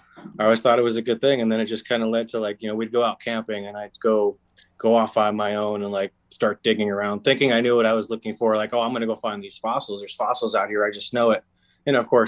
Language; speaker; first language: English; native; English